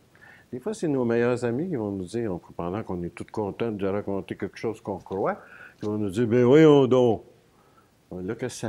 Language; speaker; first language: French; native; French